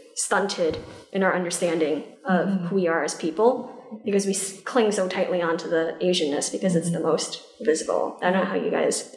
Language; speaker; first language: English; native; English